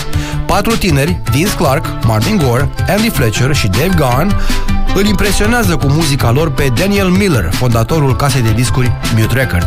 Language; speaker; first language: Romanian; native; Romanian